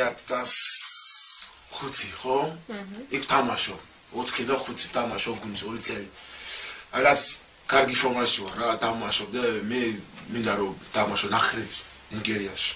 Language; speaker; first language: Georgian; non-native, learner; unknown